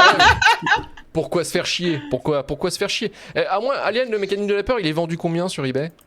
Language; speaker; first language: French; native; French